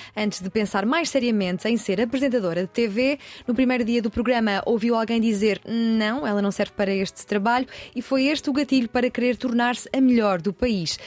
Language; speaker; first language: Portuguese; native; Portuguese